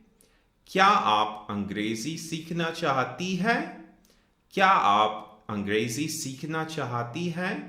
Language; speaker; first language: Hindi; non-native, fluent; English